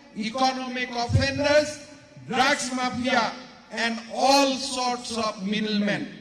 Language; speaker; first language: English; non-native, local second language; Assamese